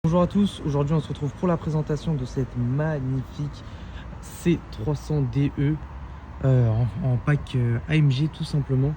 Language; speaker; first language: French; native; French